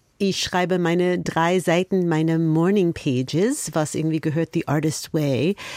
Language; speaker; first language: German; non-native, fluent; English